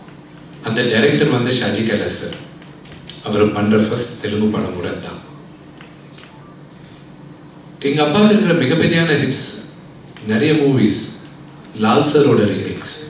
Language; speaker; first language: Tamil; non-native, local second language; Telugu